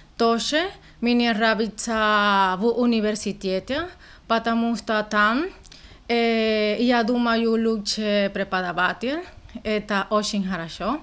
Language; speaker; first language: Russian; non-native, learner; Spanish